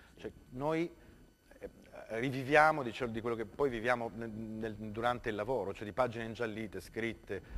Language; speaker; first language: Italian; native; Italian